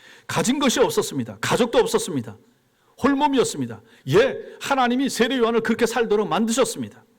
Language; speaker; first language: Korean; native; Korean